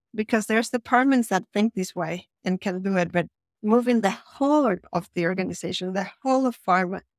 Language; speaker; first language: English; non-native, fluent; Spanish